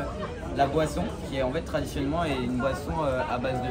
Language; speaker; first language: French; native; French